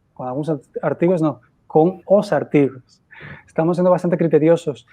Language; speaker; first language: Portuguese; non-native, fluent; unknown